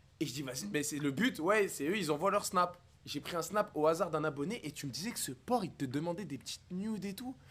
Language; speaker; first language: French; native; French